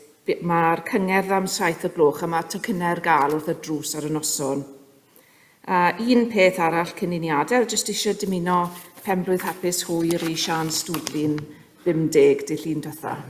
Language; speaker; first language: Welsh; native; Welsh